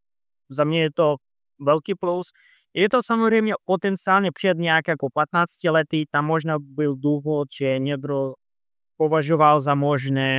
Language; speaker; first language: Czech; non-native, fluent; Russian